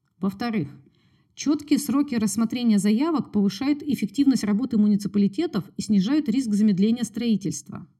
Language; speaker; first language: Russian; native; Russian